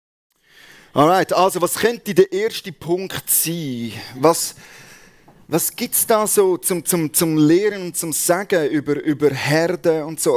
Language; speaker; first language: German; native; German